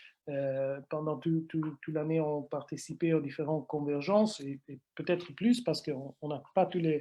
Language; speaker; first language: French; non-native, fluent; Italian